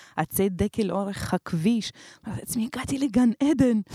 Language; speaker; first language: Hebrew; early bilingual, other home language; Romanian